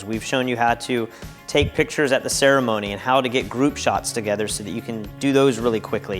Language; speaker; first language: English; native; English